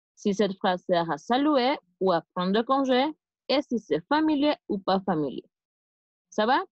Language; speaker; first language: French; non-native, fluent; Spanish